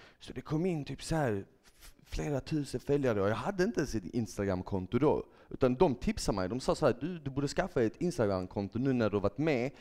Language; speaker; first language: Swedish; early bilingual, other home language; Bosnian